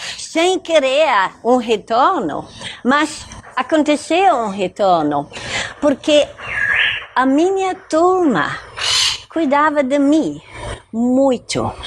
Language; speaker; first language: Portuguese; non-native, fluent; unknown